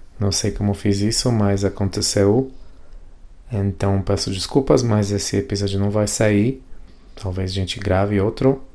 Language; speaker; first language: Portuguese; non-native, fluent; Polish